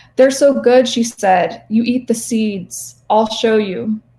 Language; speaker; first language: English; native; English